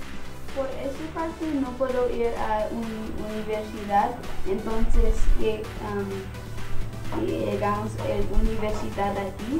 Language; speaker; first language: Spanish; non-native, learner; English